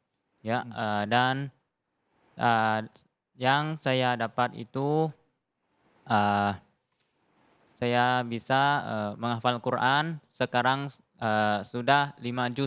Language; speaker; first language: Indonesian; non-native, learner; Thai